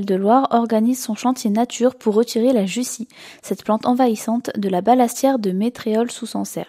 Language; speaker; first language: French; native; French